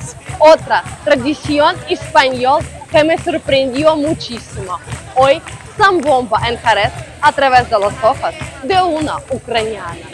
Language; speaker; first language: Spanish; non-native, learner; Ukrainian